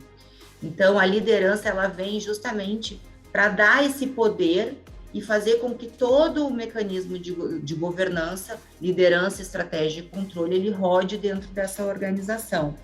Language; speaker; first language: Portuguese; native; Portuguese